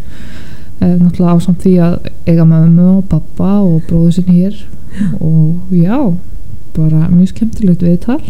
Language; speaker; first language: Icelandic; non-native, fluent; Polish